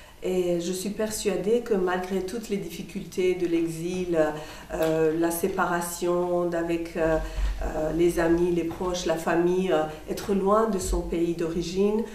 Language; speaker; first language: French; non-native, fluent; Persian